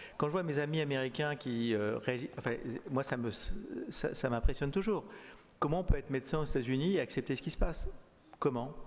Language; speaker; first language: French; native; French